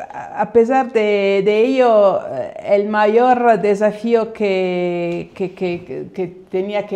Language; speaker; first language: Spanish; non-native, fluent; Italian